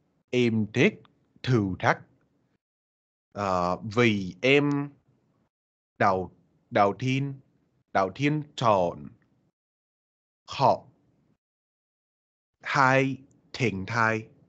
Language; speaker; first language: Vietnamese; non-native, learner; English